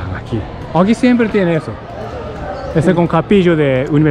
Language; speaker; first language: Spanish; non-native, learner; Japanese